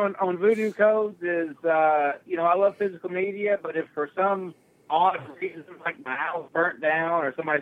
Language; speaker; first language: English; native; English